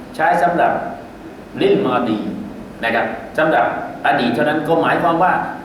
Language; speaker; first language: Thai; native; Thai